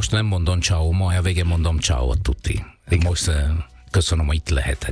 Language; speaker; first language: Hungarian; non-native, fluent; Italian